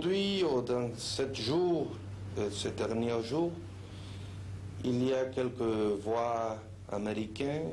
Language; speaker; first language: French; non-native, fluent; Spanish